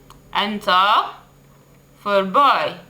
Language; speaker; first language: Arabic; native; Arabic